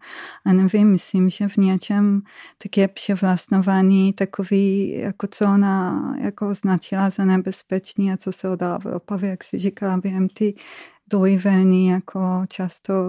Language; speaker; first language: Czech; non-native, fluent; Hebrew